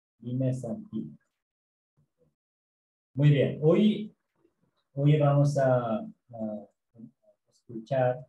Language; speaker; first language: Spanish; non-native, learner; Korean